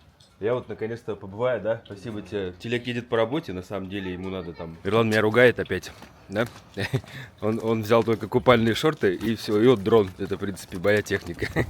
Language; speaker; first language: Russian; native; Russian